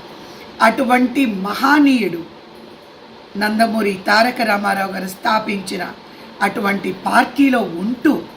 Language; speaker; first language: Telugu; native; Telugu